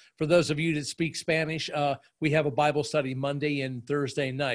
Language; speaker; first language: English; native; English